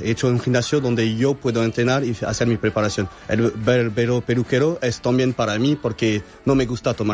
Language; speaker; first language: Spanish; non-native, fluent; French